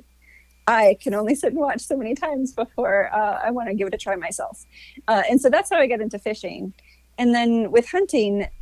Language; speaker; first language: English; native; English